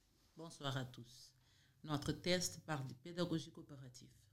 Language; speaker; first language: French; non-native, learner; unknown